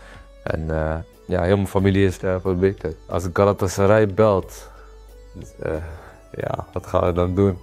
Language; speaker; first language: Dutch; early bilingual, other home language; Turkish